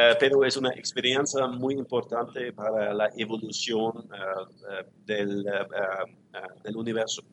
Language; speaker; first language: Spanish; non-native, learner; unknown